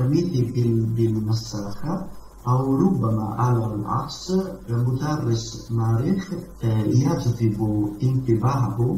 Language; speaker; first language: Arabic; non-native, learner; Italian